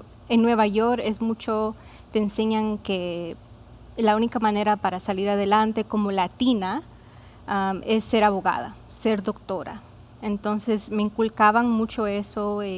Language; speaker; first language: Spanish; early bilingual, heritage; Spanish